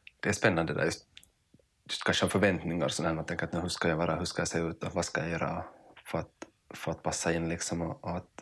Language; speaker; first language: Swedish; native; Swedish